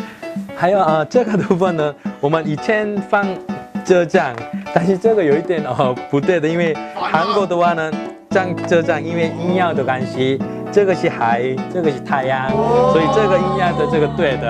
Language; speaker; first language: Chinese; non-native, learner; Korean